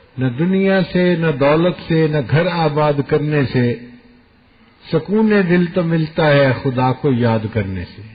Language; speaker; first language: Urdu; non-native, local second language; Punjabi